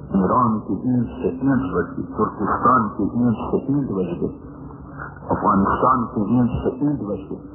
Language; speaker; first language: Urdu; non-native, local second language; Punjabi